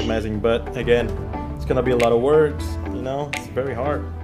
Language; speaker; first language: English; non-native, fluent; Indonesian